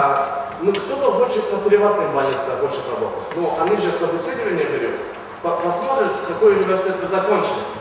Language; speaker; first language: Russian; non-native, learner; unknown